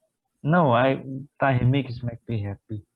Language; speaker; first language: English; non-native, learner; Indonesian